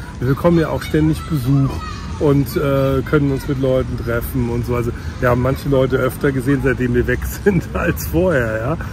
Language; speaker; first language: German; native; German